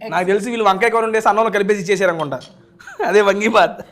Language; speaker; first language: Telugu; native; Telugu